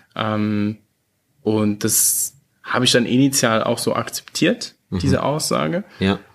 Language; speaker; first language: German; early bilingual, heritage; German